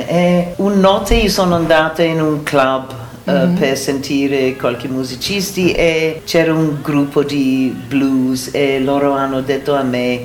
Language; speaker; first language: Italian; non-native, learner; English